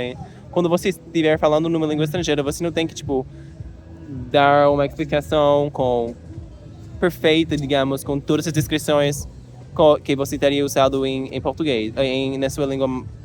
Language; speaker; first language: Portuguese; non-native, learner; English